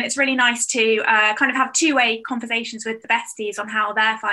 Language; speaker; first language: English; native; English